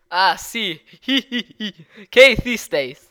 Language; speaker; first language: Spanish; non-native, learner; English